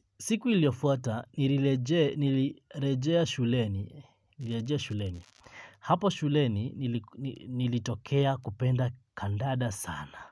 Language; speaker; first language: Swahili; non-native, local second language; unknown